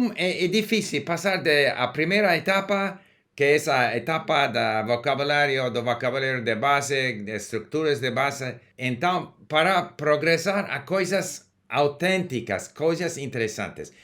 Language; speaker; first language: Portuguese; non-native, learner; English